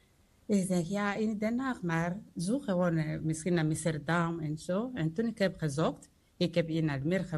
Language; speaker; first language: Dutch; non-native, learner; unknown